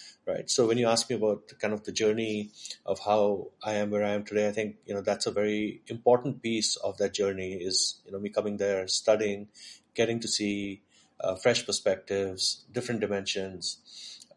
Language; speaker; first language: English; non-native, local second language; Marathi